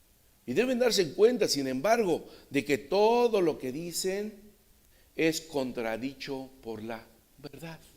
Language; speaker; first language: Spanish; native; Spanish